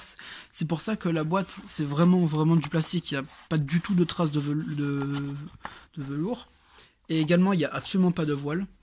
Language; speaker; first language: French; native; French